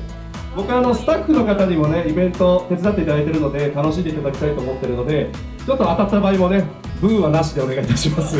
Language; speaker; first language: Japanese; native; Japanese